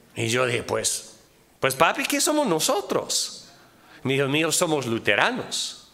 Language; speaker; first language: Spanish; non-native, fluent; English